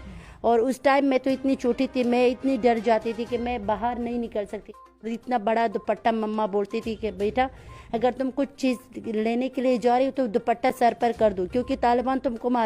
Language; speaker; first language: Hindi; non-native, fluent; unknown